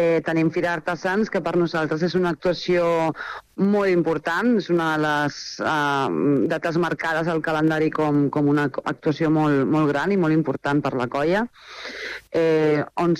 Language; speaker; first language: Catalan; native; Catalan